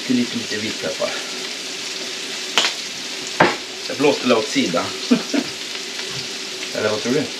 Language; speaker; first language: Swedish; native; Swedish